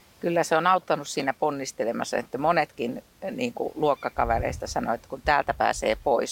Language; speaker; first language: Finnish; native; Finnish